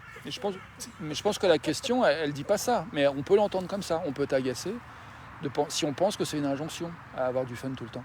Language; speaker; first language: French; native; French